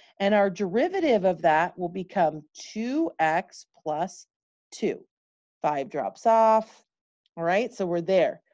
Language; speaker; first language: English; native; English